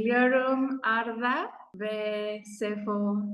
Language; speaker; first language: Turkish; non-native, learner; Spanish